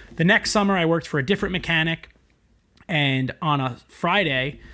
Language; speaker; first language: English; native; English